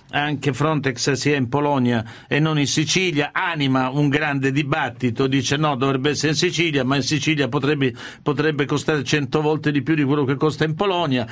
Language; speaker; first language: Italian; native; Italian